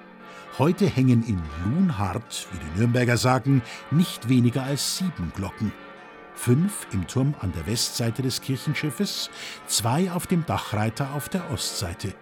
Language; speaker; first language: German; native; German